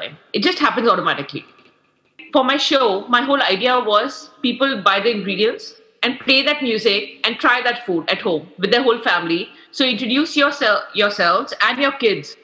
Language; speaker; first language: English; non-native, local second language; Hindi